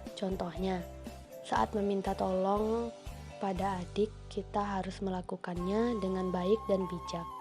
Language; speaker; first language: Indonesian; non-native, local second language; Minangkabau